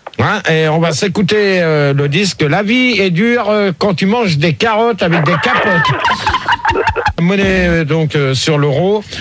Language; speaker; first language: French; native; French